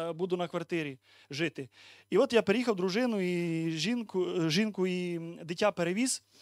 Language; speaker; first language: Ukrainian; native; Ukrainian